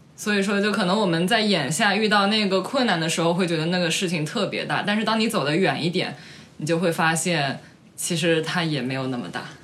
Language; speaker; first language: Chinese; native; Chinese